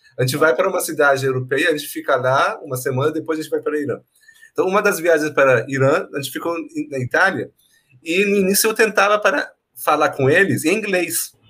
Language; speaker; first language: Portuguese; non-native, fluent; Persian